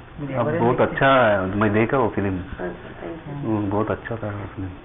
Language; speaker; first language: Hindi; non-native, local second language; Telugu